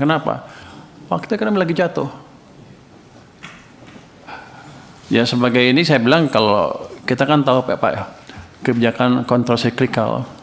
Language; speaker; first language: Indonesian; native; Indonesian